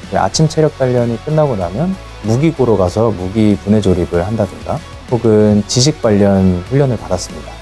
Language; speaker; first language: Korean; native; Korean